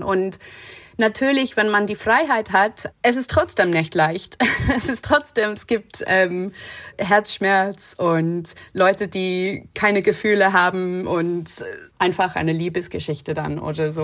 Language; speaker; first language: German; non-native, fluent; English